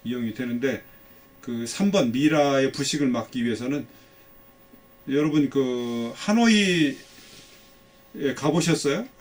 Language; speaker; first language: Korean; native; Korean